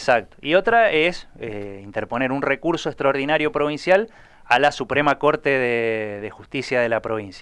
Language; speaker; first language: Spanish; native; Spanish